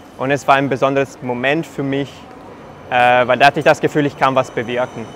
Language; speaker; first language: German; non-native, fluent; Italian